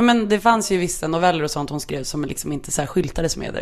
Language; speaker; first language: Swedish; native; Swedish